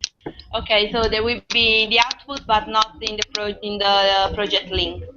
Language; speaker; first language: English; non-native, fluent; Italian